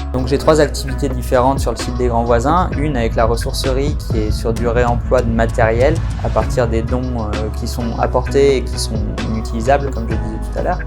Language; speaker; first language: French; native; French